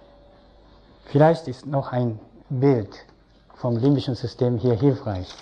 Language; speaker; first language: German; non-native, fluent; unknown